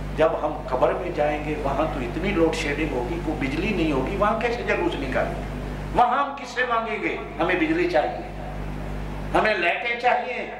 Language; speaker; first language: Urdu; non-native, local second language; Punjabi